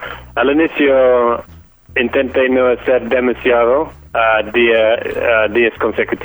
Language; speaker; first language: Spanish; non-native, fluent; English